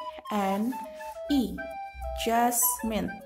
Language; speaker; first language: English; non-native, learner; Indonesian